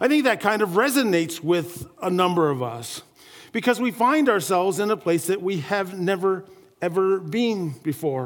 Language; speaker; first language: English; native; English